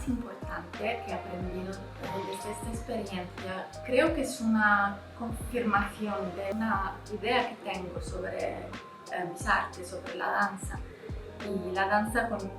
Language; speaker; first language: Spanish; non-native, fluent; Italian